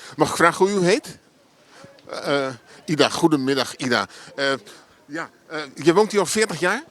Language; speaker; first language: Dutch; native; Dutch